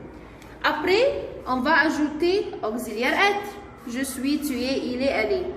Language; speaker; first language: French; non-native, fluent; Arabic